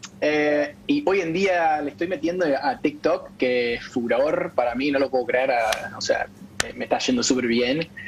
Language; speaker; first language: Spanish; non-native, fluent; English